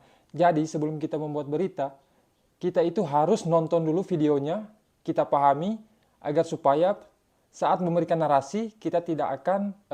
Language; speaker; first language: Indonesian; native; Indonesian